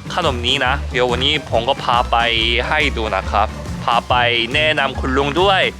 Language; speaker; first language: Thai; non-native, fluent; Korean